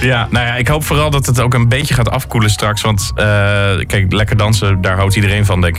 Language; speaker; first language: Dutch; native; Dutch